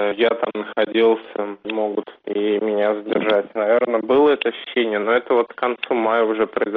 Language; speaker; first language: Russian; native; Russian